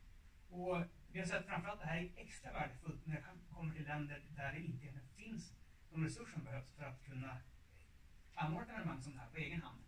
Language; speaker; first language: Swedish; native; Swedish